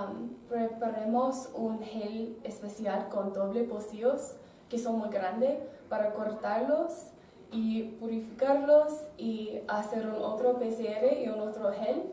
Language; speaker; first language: Spanish; non-native, learner; English